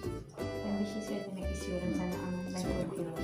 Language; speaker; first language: Turkish; non-native, learner; Filipino